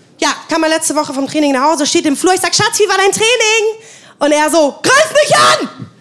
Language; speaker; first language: German; native; German